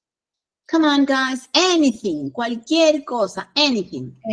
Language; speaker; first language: English; non-native, fluent; Spanish